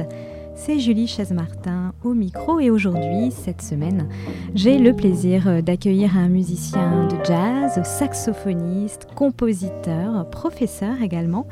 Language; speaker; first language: French; native; French